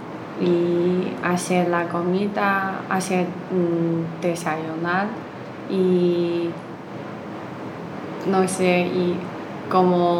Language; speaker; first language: Spanish; non-native, learner; Chinese